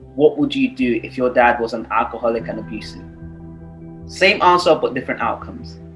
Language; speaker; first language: English; non-native, local second language; Yoruba